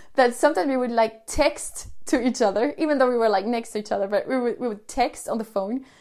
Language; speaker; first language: English; non-native, fluent; Spanish